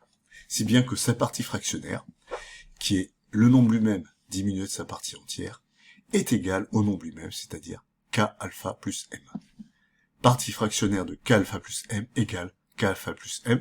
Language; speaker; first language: French; native; French